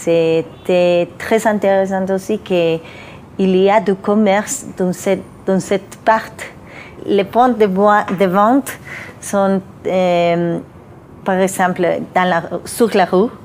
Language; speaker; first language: French; non-native, fluent; Spanish